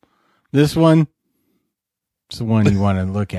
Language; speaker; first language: English; native; English